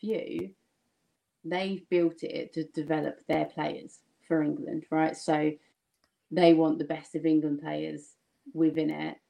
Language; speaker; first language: English; native; English